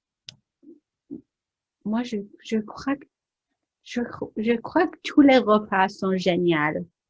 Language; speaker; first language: French; non-native, learner; English